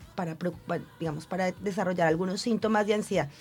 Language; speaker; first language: Spanish; native; Spanish